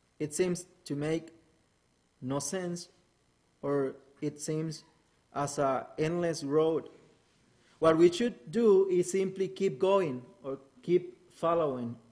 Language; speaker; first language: English; non-native, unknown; Spanish